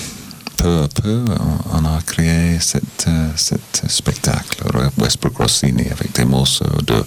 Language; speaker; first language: French; non-native, fluent; English